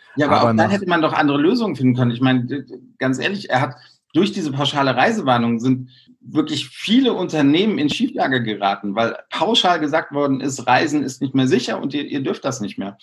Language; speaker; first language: German; native; German